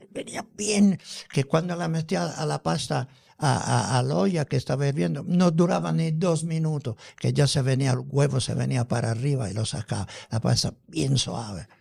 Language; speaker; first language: Spanish; non-native, fluent; Italian